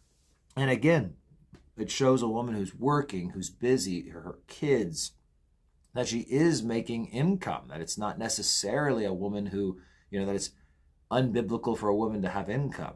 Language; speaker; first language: English; native; English